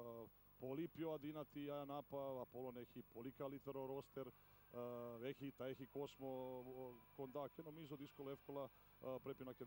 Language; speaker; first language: Greek; non-native, fluent; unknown